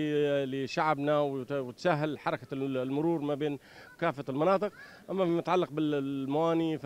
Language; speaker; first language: Arabic; native; Arabic